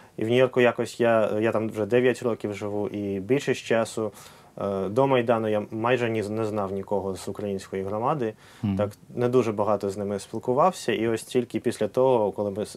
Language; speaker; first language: Ukrainian; non-native, local second language; Russian